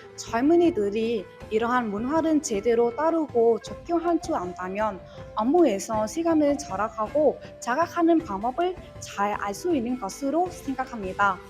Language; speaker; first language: Korean; non-native, learner; Vietnamese